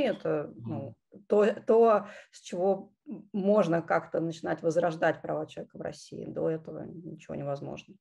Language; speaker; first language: Russian; native; Russian